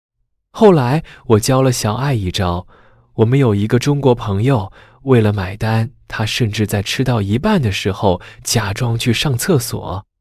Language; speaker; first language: Chinese; native; Chinese